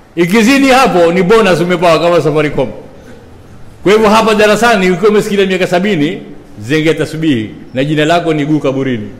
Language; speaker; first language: Swahili; native; Swahili